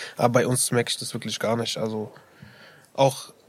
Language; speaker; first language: German; early bilingual, other home language; Arabic